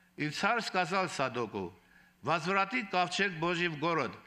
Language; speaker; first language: Russian; non-native, local second language; Armenian